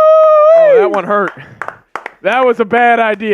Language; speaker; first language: English; native; English